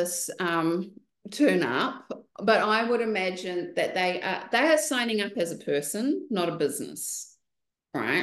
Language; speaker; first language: English; native; English